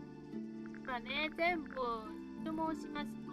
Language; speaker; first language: Japanese; non-native, learner; Chinese